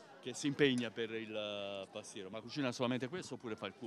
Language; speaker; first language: Italian; native; Italian